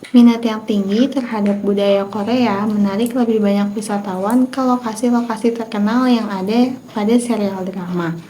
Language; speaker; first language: Indonesian; native; Indonesian